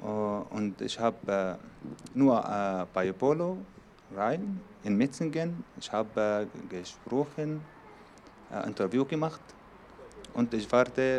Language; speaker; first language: German; non-native, learner; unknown